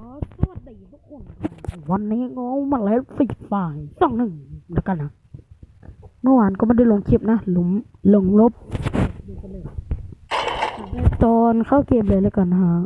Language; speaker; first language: Thai; native; Thai